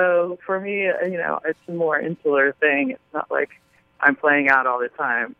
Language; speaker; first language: English; native; English